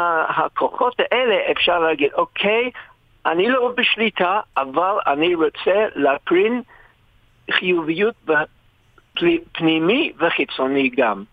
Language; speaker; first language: Hebrew; non-native, fluent; English